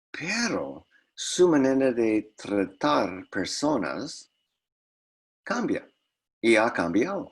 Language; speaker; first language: Spanish; non-native, fluent; English